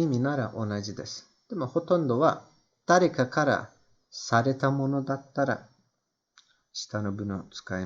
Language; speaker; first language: Japanese; non-native, fluent; Turkish